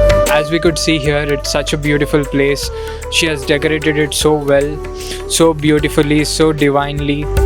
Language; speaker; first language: English; non-native, local second language; Telugu